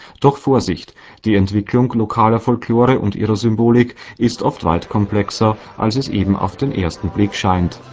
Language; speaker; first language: German; native; German